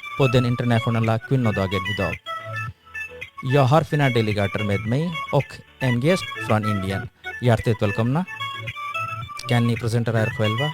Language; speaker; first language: Swedish; non-native, fluent; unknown